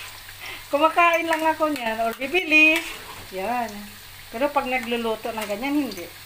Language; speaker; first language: Filipino; non-native, local second language; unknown